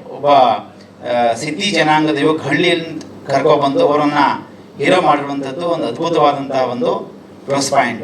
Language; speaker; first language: Kannada; native; Kannada